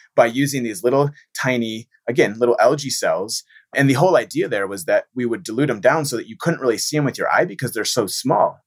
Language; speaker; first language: English; native; English